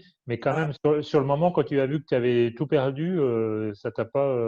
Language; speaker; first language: French; native; French